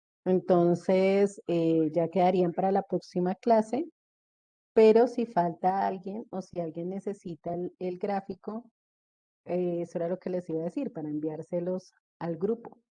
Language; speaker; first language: Spanish; native; Spanish